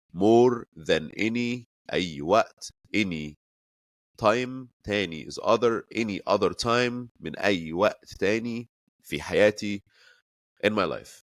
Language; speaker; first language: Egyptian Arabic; native; Egyptian Arabic